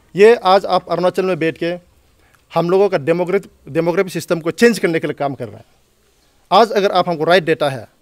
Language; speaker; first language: Hindi; non-native, local second language; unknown